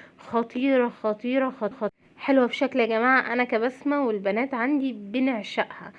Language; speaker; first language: Arabic; native; Arabic